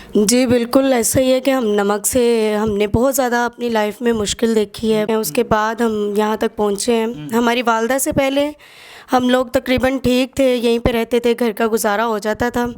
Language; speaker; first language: Urdu; native; Urdu